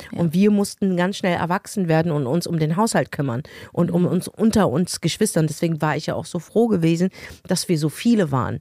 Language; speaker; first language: German; early bilingual, other home language; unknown